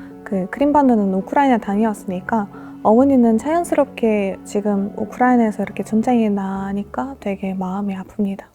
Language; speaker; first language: Korean; non-native, fluent; Russian